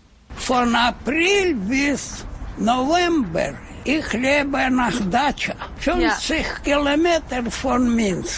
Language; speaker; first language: German; non-native, learner; Russian